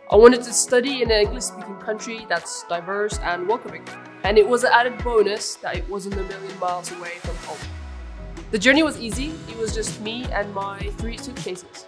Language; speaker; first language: English; non-native, fluent; Finnish